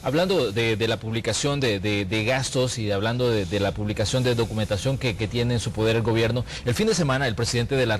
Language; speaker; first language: Spanish; native; Spanish